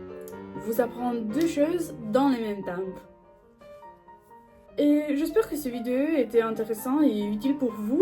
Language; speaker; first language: French; non-native, learner; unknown